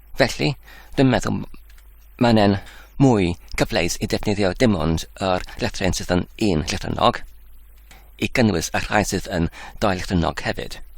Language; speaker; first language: Welsh; non-native, learner; Dutch